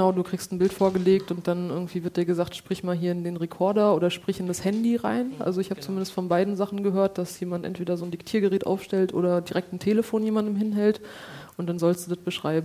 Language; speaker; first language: German; native; German